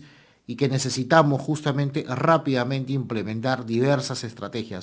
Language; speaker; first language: Spanish; native; Spanish